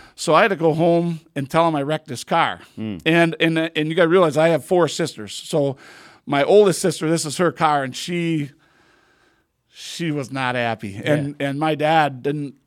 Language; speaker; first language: English; native; English